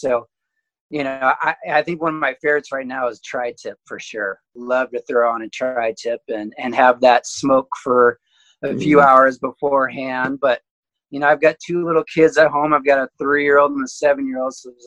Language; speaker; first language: English; native; English